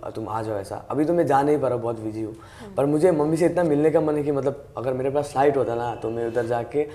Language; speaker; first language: Hindi; native; Hindi